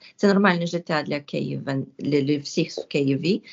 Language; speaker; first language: Ukrainian; early bilingual, heritage; Ukrainian